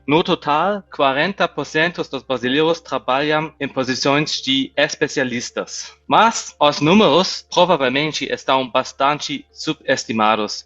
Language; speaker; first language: Portuguese; non-native, fluent; German